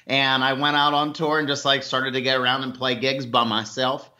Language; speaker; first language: English; native; English